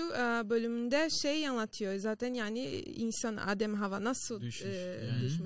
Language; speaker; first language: Turkish; non-native, fluent; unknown